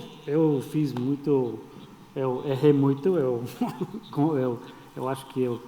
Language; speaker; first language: Portuguese; non-native, fluent; English